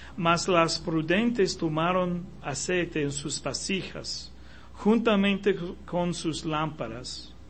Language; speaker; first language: Spanish; non-native, fluent; English